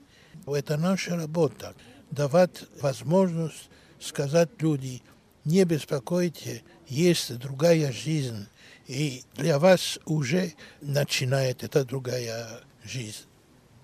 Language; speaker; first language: Russian; non-native, learner; Greek